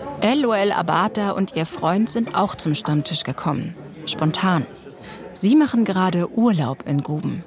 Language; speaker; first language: German; native; German